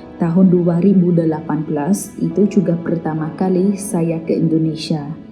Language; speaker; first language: Indonesian; non-native, learner; Khmer